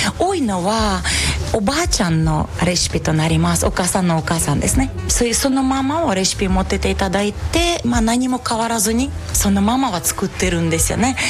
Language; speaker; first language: Japanese; non-native, fluent; Ukrainian